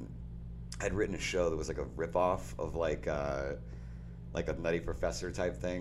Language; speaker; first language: English; native; English